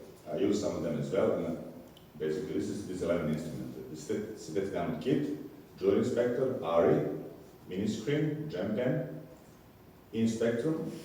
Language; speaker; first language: English; non-native, fluent; Serbian